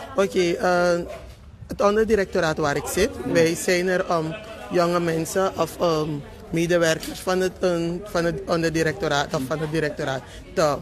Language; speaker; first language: Dutch; native; Dutch